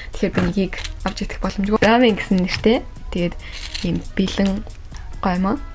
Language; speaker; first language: Mongolian; early bilingual, heritage; Mongolian